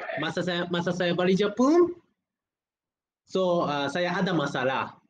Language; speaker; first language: Malay; non-native, learner; Japanese